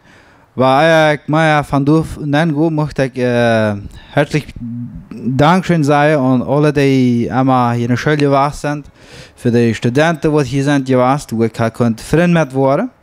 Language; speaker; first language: German; non-native, learner; Plautdietsch